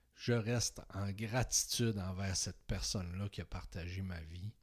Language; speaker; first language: French; native; French